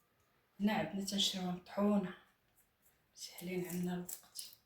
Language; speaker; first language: Arabic; native; Arabic